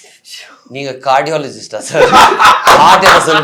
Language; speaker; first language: Tamil; non-native, fluent; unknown